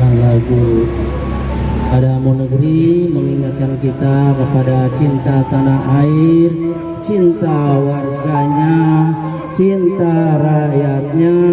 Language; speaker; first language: Indonesian; native; Indonesian